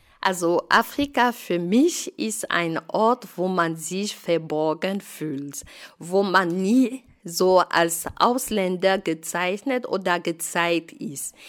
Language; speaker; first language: German; non-native, fluent; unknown